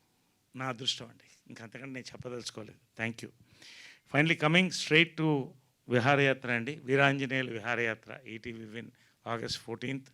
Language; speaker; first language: Telugu; native; Telugu